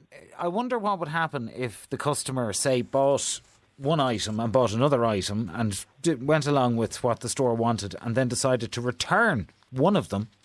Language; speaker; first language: English; native; English